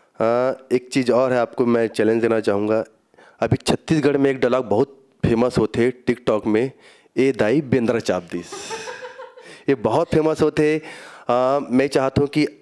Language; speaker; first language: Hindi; native; Hindi